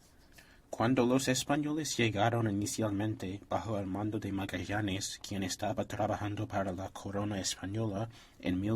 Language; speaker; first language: Spanish; non-native, learner; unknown